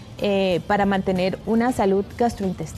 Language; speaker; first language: Spanish; native; Spanish